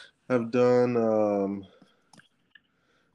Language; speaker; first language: English; native; English